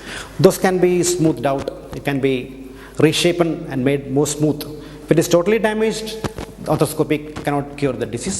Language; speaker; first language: English; non-native, local second language; Malayalam